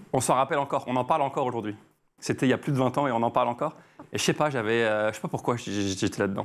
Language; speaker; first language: French; native; French